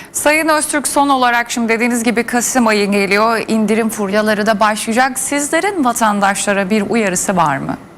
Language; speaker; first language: Turkish; native; Turkish